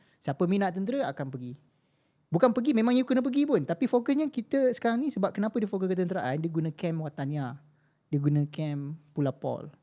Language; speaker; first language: Malay; native; Malay